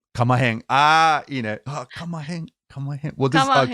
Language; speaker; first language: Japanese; non-native, fluent; English